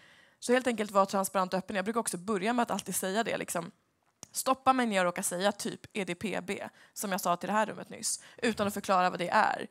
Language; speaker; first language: Swedish; native; Swedish